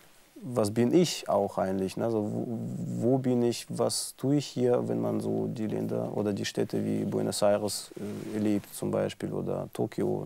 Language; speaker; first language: German; non-native, fluent; Russian